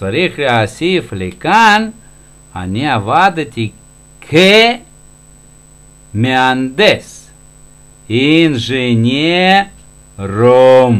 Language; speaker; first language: Hebrew; non-native, fluent; Russian